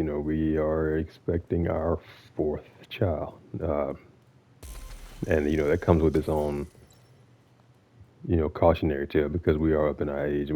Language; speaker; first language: English; native; English